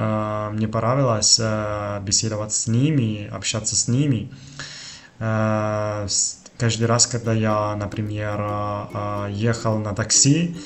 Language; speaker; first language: Russian; non-native, fluent; Italian